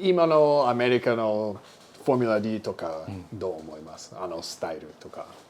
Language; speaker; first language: Japanese; non-native, learner; English